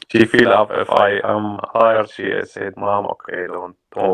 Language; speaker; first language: English; non-native, learner; Arabic